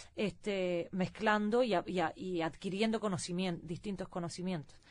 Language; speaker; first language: Spanish; early bilingual, heritage; Swedish